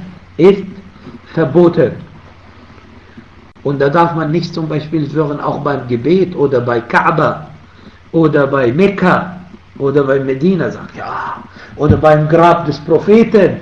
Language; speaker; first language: German; non-native, fluent; Arabic